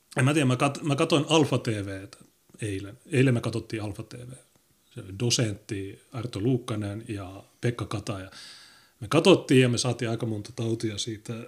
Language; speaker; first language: Finnish; native; Finnish